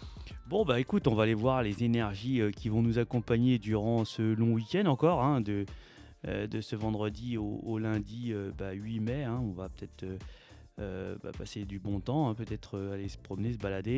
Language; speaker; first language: French; native; French